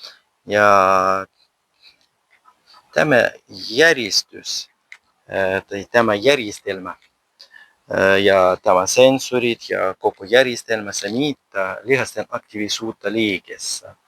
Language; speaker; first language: Finnish; non-native, learner; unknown